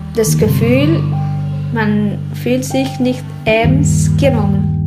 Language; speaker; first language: German; non-native, learner; Tigrinya